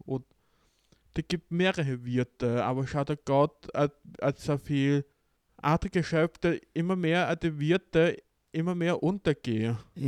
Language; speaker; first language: German; non-native, learner; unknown